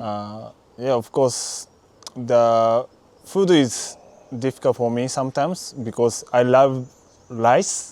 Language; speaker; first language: English; non-native, learner; Japanese